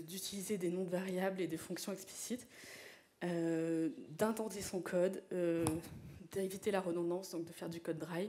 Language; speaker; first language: French; native; French